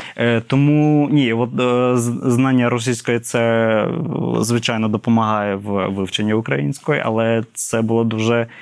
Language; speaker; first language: Ukrainian; non-native, fluent; English